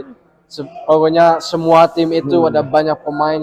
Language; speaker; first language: Indonesian; early bilingual, heritage; English